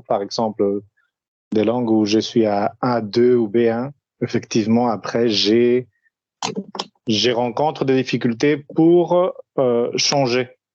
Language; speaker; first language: French; non-native, fluent; Spanish